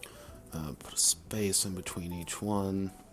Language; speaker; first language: English; native; English